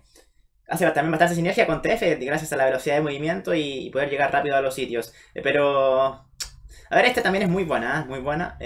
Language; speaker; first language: Spanish; native; Spanish